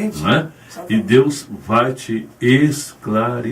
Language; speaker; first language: Portuguese; native; Portuguese